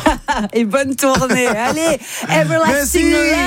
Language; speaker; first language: French; native; French